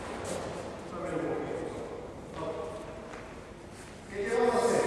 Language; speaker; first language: Spanish; non-native, learner; Portuguese